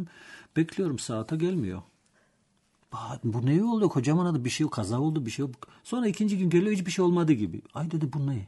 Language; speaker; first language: Turkish; non-native, learner; Georgian